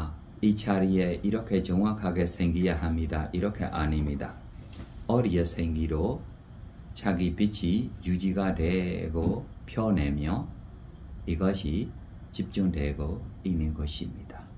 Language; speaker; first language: Korean; non-native, fluent; Burmese